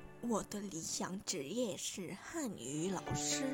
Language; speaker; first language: Chinese; non-native, learner; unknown